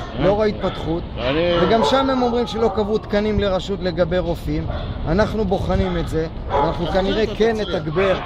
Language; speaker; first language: Hebrew; native; Hebrew